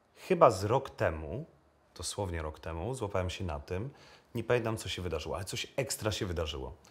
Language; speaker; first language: Polish; native; Polish